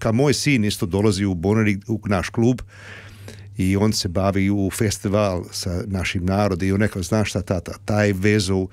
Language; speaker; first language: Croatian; early bilingual, heritage; Croatian